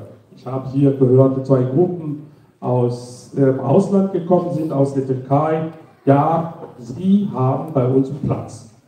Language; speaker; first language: German; non-native, fluent; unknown